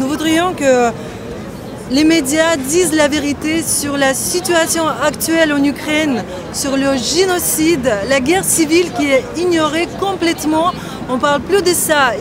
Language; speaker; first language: French; non-native, fluent; Russian